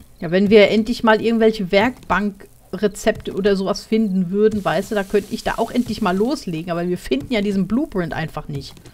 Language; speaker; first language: German; native; German